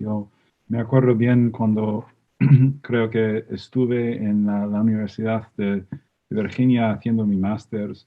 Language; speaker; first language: Spanish; non-native, fluent; English